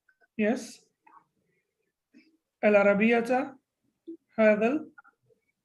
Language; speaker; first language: Arabic; non-native, fluent; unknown